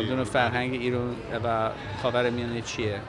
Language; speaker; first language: Persian; non-native, fluent; English